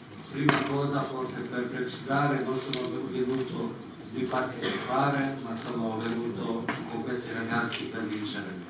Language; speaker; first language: Italian; non-native, fluent; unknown